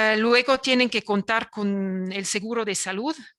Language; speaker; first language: Spanish; non-native, fluent; French